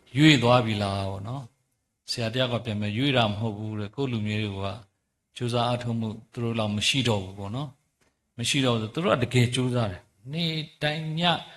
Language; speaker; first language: Burmese; non-native, local second language; S'gaw Karen